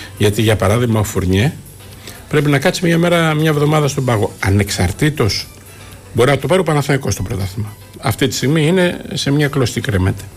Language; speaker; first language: Greek; native; Greek